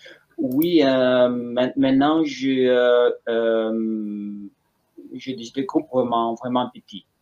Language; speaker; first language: French; non-native, fluent; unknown